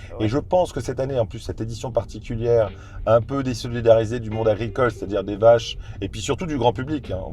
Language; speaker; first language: French; native; French